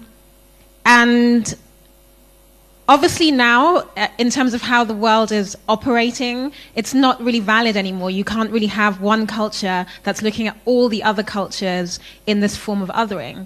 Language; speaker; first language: English; non-native, local second language; Akan